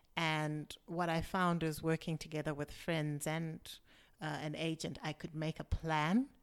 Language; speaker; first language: English; non-native, local second language; Shona